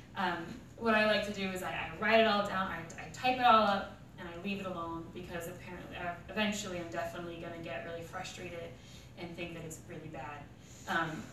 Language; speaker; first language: English; native; English